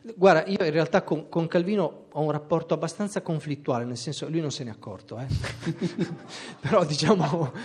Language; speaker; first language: Italian; native; Italian